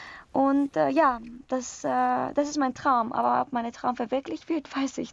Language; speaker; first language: German; non-native, learner; Persian